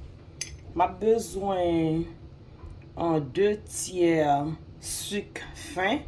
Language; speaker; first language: French; non-native, local second language; Haitian Creole